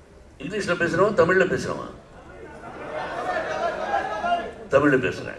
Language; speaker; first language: Tamil; non-native, learner; Telugu